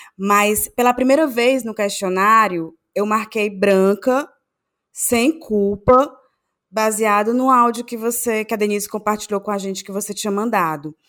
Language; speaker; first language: Portuguese; native; Portuguese